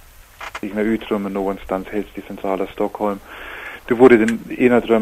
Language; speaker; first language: Swedish; non-native, fluent; German